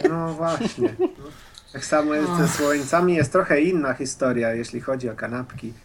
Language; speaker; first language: Polish; non-native, fluent; Slovenian